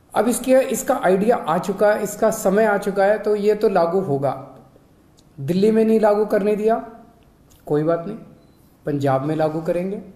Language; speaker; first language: Hindi; native; Hindi